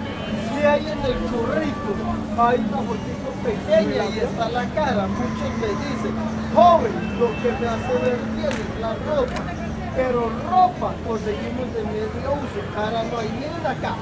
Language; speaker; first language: Spanish; native; Spanish